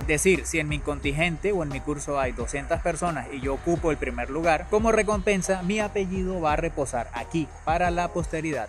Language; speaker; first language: Spanish; native; Spanish